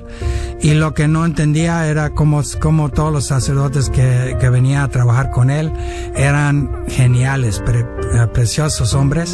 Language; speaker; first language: Spanish; early bilingual, heritage; Spanish